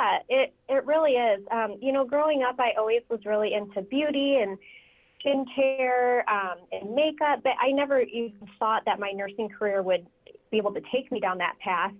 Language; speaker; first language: English; native; English